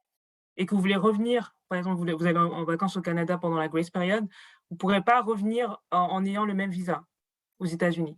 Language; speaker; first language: French; native; French